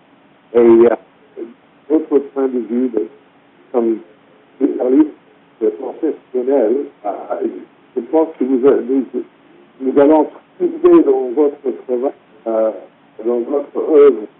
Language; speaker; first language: French; non-native, fluent; English